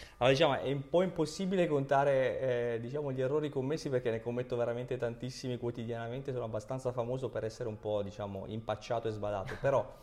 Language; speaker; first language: Italian; native; Italian